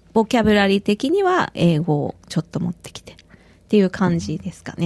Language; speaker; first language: Japanese; native; Japanese